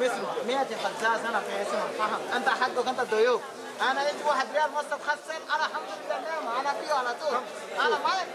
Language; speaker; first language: Arabic; non-native, learner; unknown